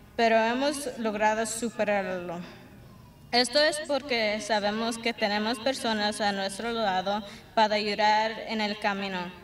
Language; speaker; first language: Spanish; early bilingual, heritage; Spanish